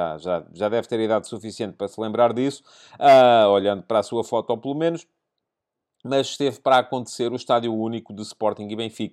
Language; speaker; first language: Portuguese; native; Portuguese